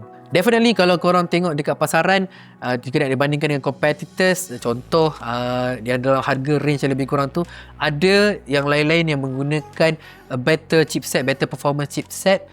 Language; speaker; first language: Malay; native; Malay